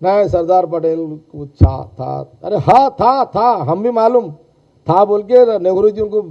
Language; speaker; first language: Hindi; non-native, local second language; Telugu